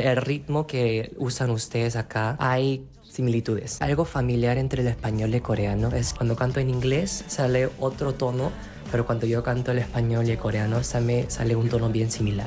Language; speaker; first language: Spanish; non-native, fluent; Korean